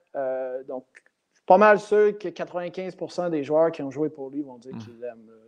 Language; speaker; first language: French; non-native, local second language; English